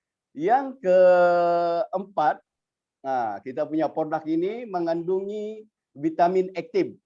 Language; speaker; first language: Malay; native; Malay